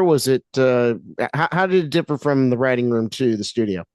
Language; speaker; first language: English; native; English